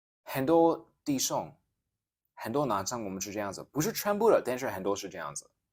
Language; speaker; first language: Chinese; non-native, fluent; English